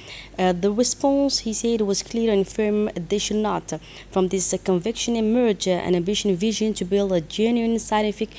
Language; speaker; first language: English; non-native, fluent; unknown